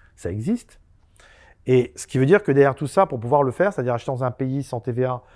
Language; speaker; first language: French; native; French